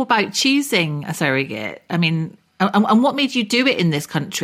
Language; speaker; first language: English; native; English